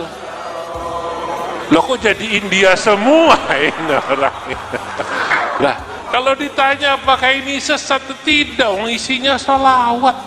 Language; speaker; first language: Indonesian; native; Indonesian